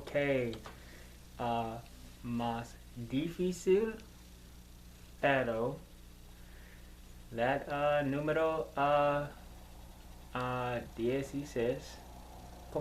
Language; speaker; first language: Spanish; non-native, learner; English